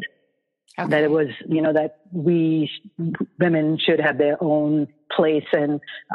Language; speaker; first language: English; non-native, local second language; Bangla